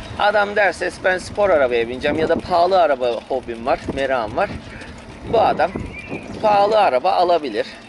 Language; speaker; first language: Turkish; early bilingual, heritage; Turkish